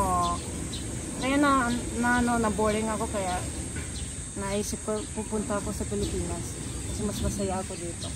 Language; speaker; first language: Filipino; non-native, fluent; Russian